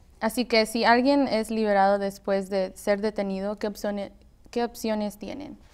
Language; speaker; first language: Spanish; early bilingual, heritage; Spanish